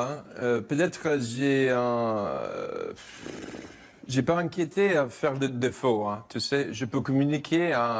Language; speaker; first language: French; non-native, fluent; English